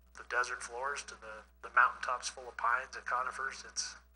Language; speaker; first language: English; native; English